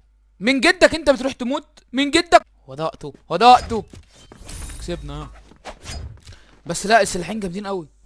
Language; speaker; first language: Arabic; native; Arabic